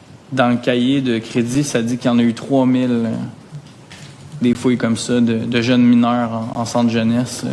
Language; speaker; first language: French; native; French